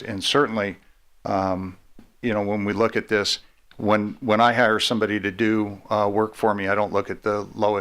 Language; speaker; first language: English; native; English